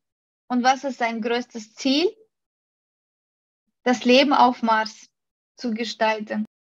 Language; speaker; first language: German; non-native, fluent; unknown